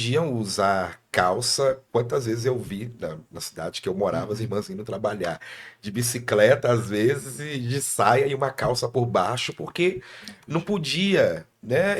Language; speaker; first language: Portuguese; native; Portuguese